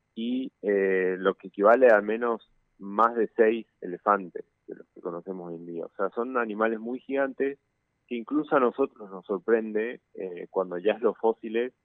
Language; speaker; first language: Spanish; native; Spanish